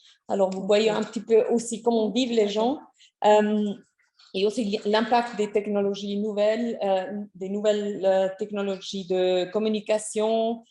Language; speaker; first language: French; non-native, fluent; German